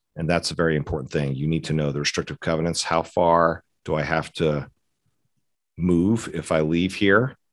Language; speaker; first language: English; native; English